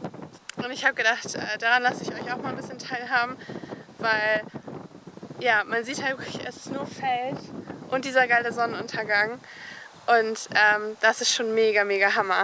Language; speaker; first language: German; native; German